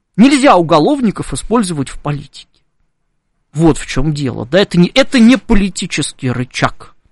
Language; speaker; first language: Russian; native; Russian